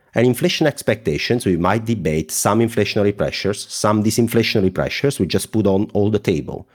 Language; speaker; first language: English; non-native, fluent; Italian